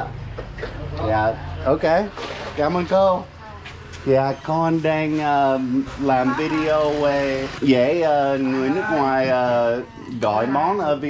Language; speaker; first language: Vietnamese; non-native, learner; English